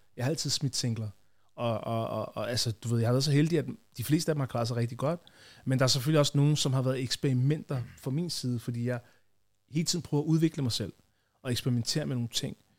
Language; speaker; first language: Danish; early bilingual, other home language; Ganda